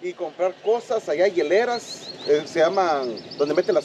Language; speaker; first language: Spanish; native; Spanish